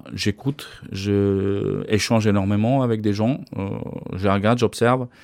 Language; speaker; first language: French; non-native, fluent; Slovak